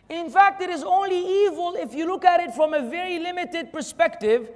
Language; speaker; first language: English; non-native, fluent; Arabic